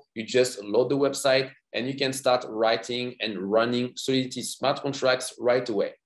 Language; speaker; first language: English; non-native, fluent; French